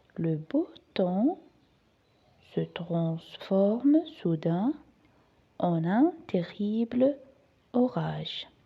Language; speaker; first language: French; non-native, local second language; Arabic